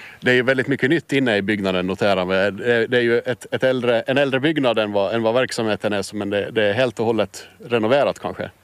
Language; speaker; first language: Swedish; native; Swedish